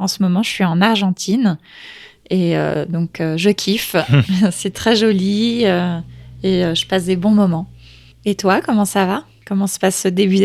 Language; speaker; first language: French; native; French